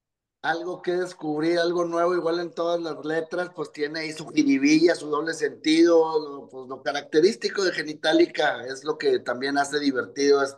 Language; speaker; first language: Spanish; native; Spanish